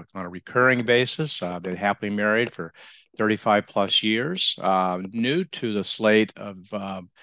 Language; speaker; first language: English; native; English